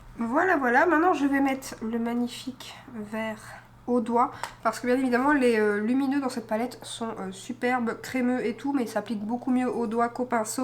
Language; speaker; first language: French; native; French